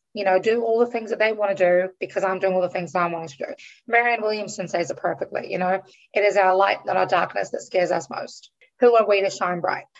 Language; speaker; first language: English; native; English